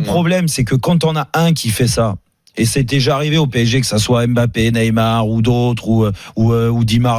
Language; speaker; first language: French; native; French